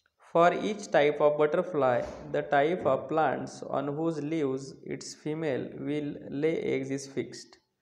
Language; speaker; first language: English; non-native, local second language; Marathi